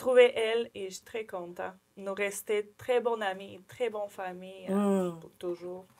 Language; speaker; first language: French; non-native, learner; Ukrainian